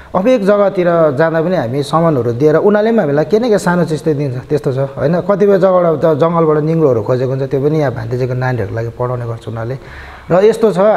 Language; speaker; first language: Nepali; native; Nepali